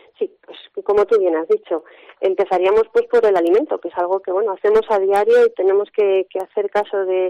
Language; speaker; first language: Spanish; native; Spanish